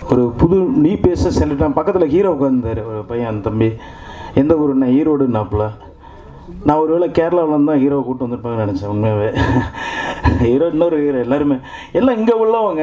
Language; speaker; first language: Tamil; native; Tamil